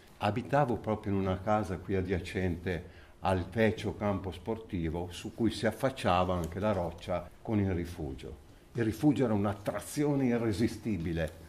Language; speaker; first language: Italian; native; Italian